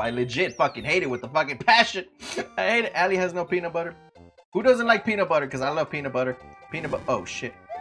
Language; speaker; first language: English; early bilingual, other home language; Spanish